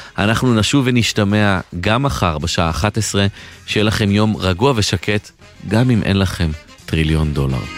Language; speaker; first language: Hebrew; native; Hebrew